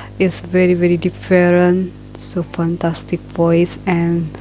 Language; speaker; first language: English; non-native, learner; Indonesian